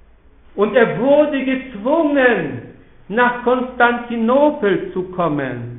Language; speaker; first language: German; non-native, fluent; Polish